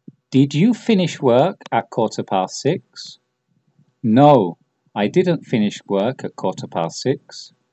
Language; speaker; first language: English; native; English